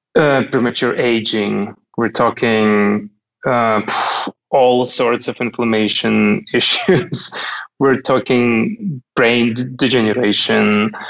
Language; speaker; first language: English; non-native, fluent; Russian